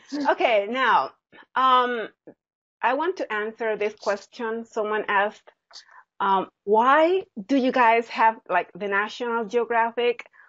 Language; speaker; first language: English; non-native, fluent; Spanish